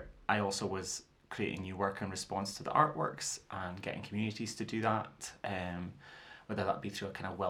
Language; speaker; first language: English; native; English